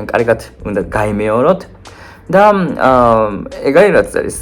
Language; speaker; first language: Georgian; non-native, fluent; Japanese